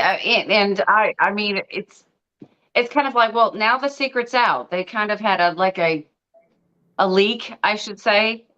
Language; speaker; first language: English; native; English